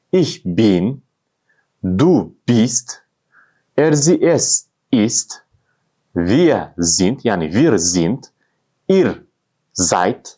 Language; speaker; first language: German; non-native, fluent; Uzbek